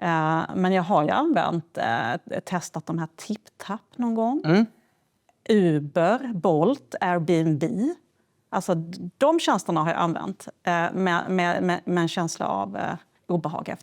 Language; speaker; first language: Swedish; native; Swedish